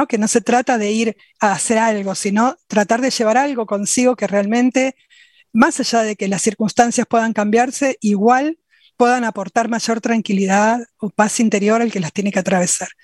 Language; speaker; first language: Spanish; native; Spanish